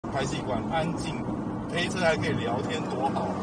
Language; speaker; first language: Chinese; native; Chinese